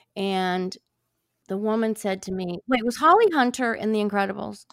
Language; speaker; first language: English; native; English